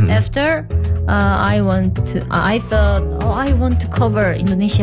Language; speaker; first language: English; non-native, learner; Korean